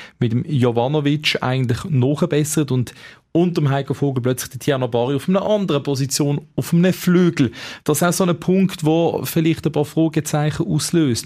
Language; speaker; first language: German; native; German